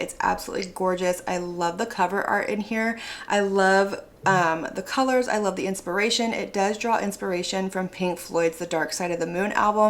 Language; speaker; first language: English; native; English